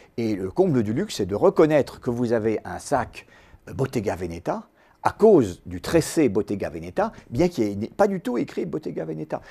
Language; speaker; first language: French; native; French